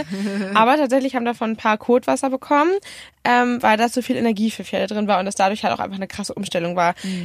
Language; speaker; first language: German; native; German